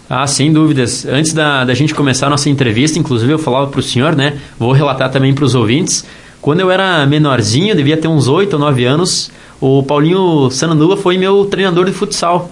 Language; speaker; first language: Portuguese; native; Portuguese